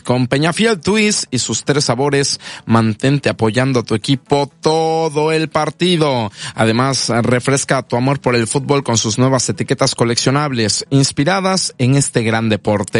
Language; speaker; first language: Spanish; native; Spanish